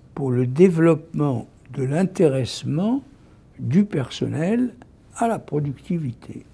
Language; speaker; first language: French; native; French